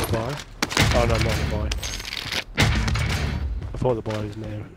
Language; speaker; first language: English; native; English